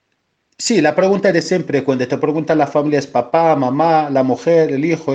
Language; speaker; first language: Spanish; non-native, fluent; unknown